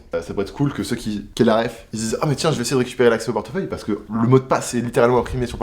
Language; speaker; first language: French; native; French